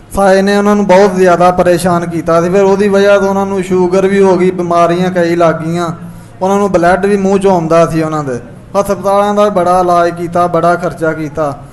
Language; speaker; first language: Punjabi; native; Punjabi